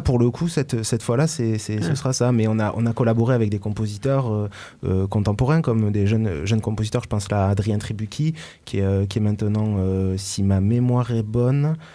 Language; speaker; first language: French; native; French